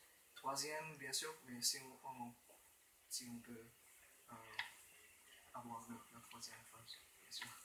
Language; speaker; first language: French; non-native, fluent; Romanian